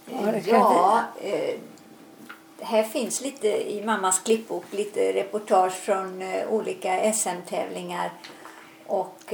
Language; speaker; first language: Swedish; native; Swedish